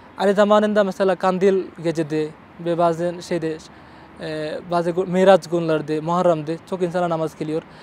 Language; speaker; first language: Turkish; non-native, learner; Bangla